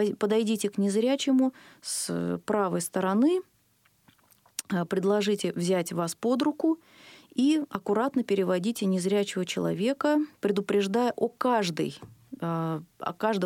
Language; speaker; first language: Russian; native; Russian